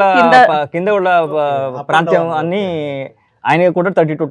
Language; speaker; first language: Telugu; non-native, learner; Kannada